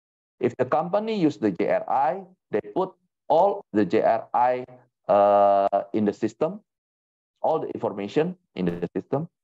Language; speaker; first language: English; non-native, fluent; Indonesian